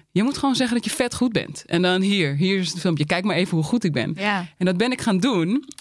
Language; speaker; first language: Dutch; native; Dutch